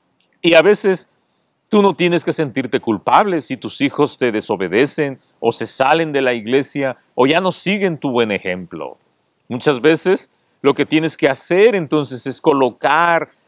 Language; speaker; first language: Spanish; native; Spanish